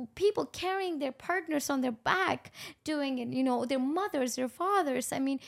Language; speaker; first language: English; non-native, local second language; Urdu